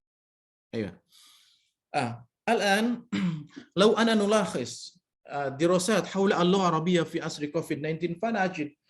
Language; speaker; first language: Arabic; non-native, fluent; Indonesian